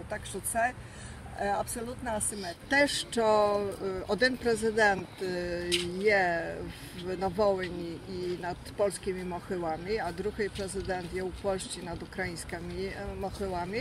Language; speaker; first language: Ukrainian; early bilingual, heritage; Ukrainian